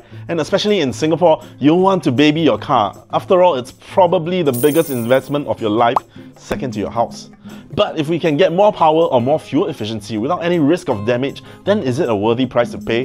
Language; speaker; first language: English; native; English